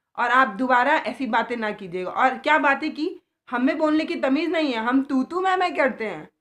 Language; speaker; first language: Hindi; native; Hindi